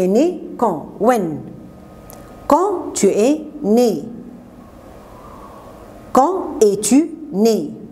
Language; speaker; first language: French; non-native, fluent; Arabic